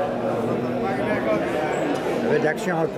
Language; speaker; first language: French; native; French